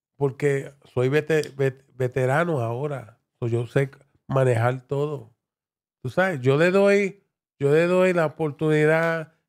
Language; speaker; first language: Spanish; early bilingual, heritage; Spanish